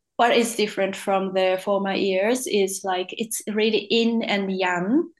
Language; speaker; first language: English; non-native, fluent; Japanese